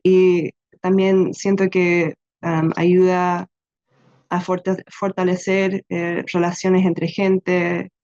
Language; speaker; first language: Spanish; non-native, fluent; English